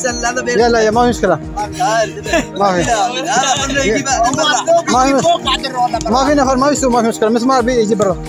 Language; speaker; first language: Arabic; non-native, learner; Hindi